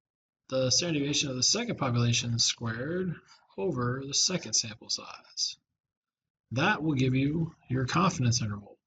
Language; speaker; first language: English; native; English